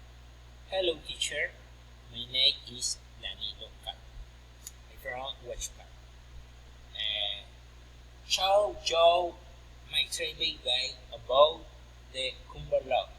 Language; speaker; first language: English; non-native, learner; Spanish